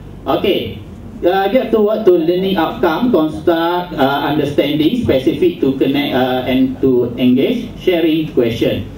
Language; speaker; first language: English; non-native, local second language; Malay